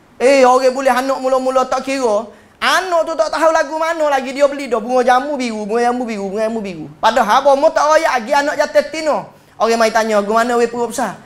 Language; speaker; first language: Malay; native; Malay